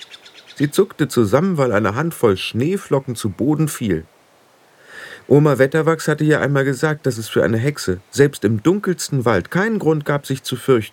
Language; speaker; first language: German; native; German